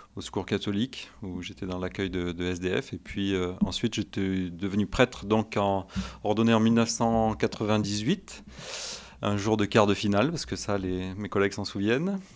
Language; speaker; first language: French; native; French